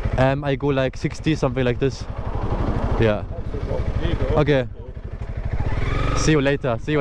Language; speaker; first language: English; non-native, learner; German